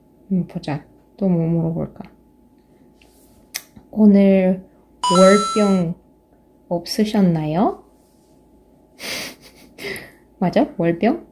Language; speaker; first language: Korean; non-native, fluent; Russian